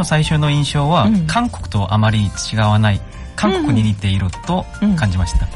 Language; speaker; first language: Japanese; non-native, learner; Korean